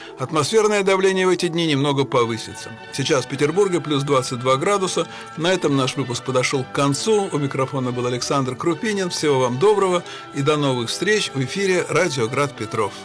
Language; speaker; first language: Russian; native; Russian